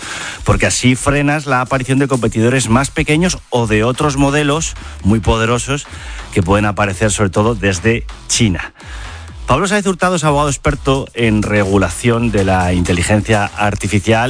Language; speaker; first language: Spanish; native; Spanish